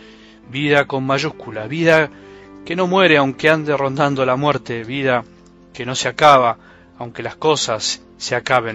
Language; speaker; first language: Spanish; native; Spanish